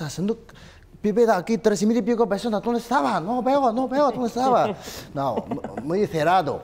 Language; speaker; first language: Spanish; non-native, learner; Chinese